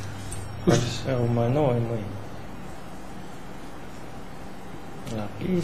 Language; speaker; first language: Spanish; non-native, learner; French